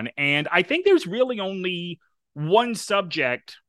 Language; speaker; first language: English; native; English